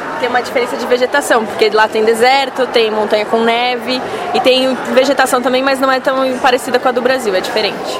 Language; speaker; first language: Portuguese; native; Portuguese